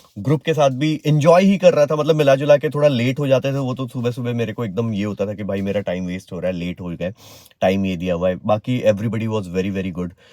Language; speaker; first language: Hindi; native; Hindi